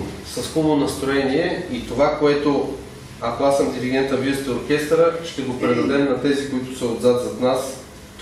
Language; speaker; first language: Bulgarian; native; Bulgarian